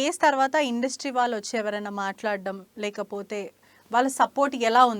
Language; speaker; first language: Telugu; native; Telugu